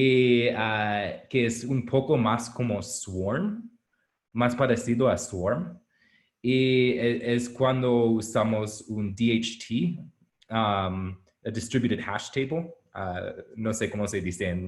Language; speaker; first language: Spanish; non-native, learner; English